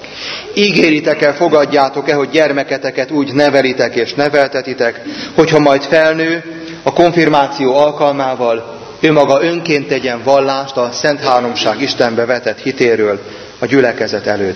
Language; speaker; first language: Hungarian; native; Hungarian